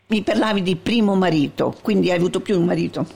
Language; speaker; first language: Italian; native; Italian